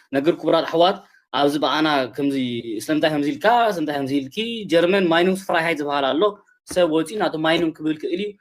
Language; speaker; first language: Tigrinya; early bilingual, heritage; Tigrinya